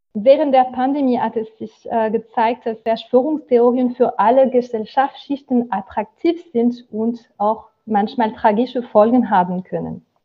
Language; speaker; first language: German; non-native, fluent; French